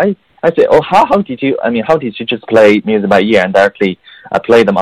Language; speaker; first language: English; non-native, fluent; Chinese